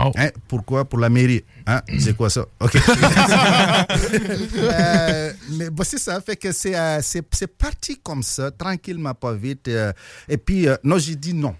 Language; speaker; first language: French; non-native, local second language; Wolof